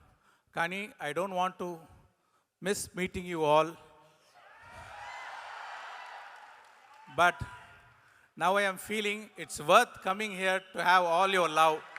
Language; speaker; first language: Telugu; non-native, learner; Tamil